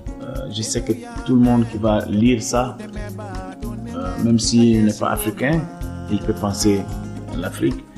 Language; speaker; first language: French; non-native, local second language; Bambara